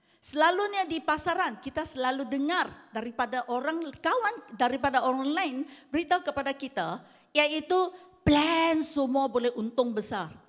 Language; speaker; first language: Malay; non-native, local second language; Chinese